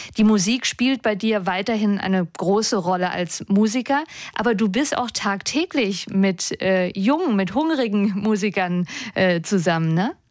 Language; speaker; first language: German; native; German